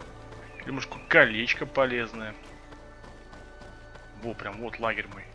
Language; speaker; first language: Russian; native; Russian